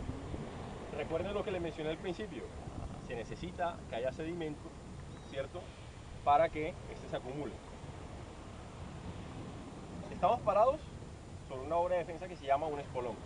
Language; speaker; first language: Spanish; native; Spanish